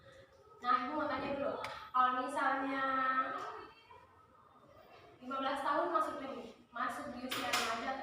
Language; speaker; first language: Indonesian; native; Indonesian